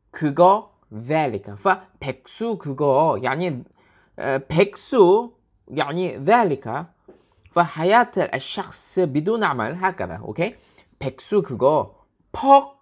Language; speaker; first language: Arabic; non-native, learner; Korean